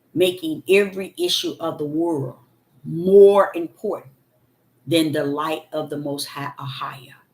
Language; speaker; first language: English; native; English